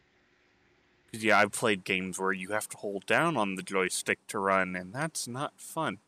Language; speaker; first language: English; native; English